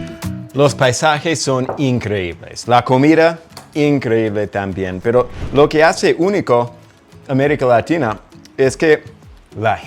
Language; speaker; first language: Spanish; non-native, fluent; English